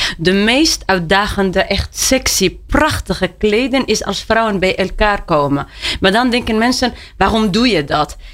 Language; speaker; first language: Dutch; non-native, fluent; Arabic